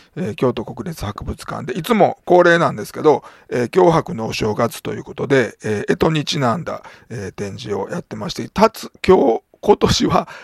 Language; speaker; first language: Japanese; native; Japanese